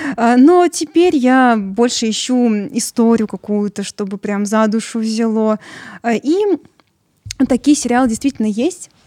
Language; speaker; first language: Russian; early bilingual, other home language; Georgian